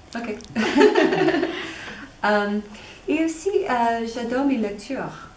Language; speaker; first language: French; non-native, fluent; English